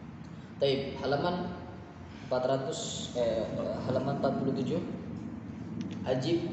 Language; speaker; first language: Arabic; non-native, fluent; Indonesian